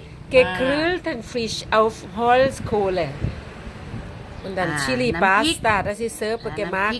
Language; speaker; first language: German; non-native, learner; Thai